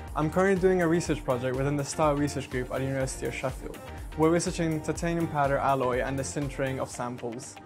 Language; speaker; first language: English; non-native, fluent; Chinese